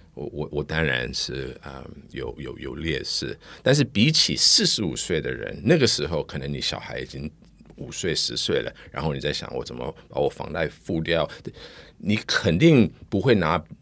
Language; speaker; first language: Chinese; non-native, fluent; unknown